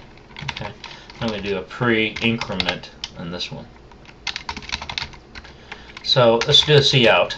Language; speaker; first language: English; native; English